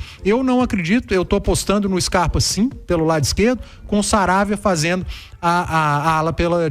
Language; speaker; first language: Portuguese; native; Portuguese